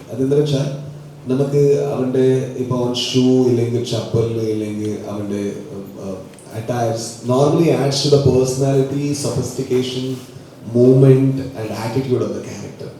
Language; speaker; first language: Malayalam; non-native, local second language; Kannada